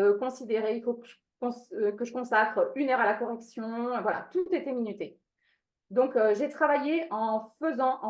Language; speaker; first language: French; non-native, fluent; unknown